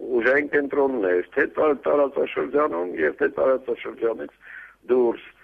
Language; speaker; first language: Armenian; native; Armenian